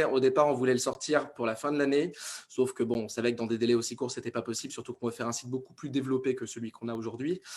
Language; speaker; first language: French; native; French